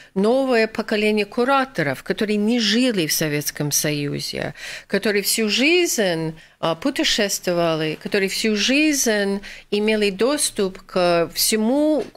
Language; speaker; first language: Russian; non-native, fluent; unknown